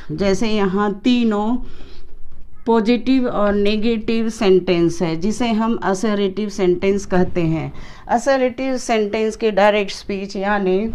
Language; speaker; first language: Hindi; native; Hindi